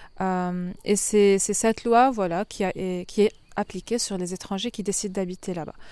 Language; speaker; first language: French; non-native, fluent; Arabic